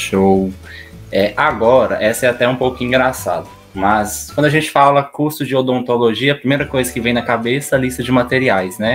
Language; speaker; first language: Portuguese; native; Portuguese